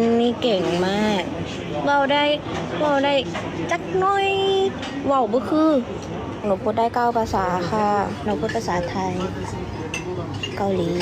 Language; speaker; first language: Thai; early bilingual, heritage; Thai